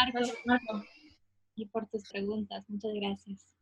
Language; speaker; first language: Spanish; non-native, fluent; English